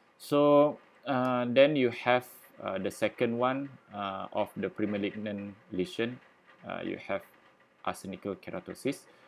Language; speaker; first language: English; non-native, local second language; Malay